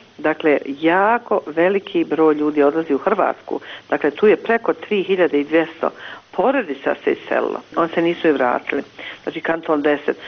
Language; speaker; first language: Serbian; native; Serbian